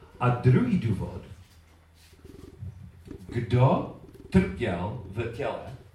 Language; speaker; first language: Czech; non-native, learner; English